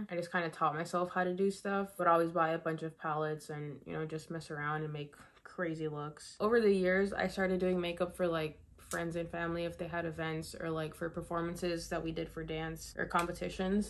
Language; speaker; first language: English; native; English